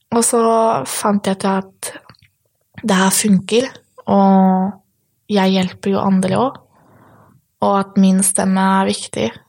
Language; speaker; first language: Norwegian; early bilingual, other home language; Polish